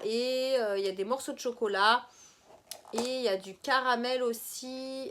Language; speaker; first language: French; native; French